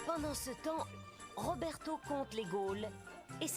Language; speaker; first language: French; native; French